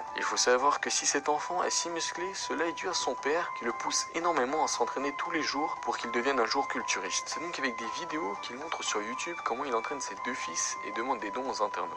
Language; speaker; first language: French; native; French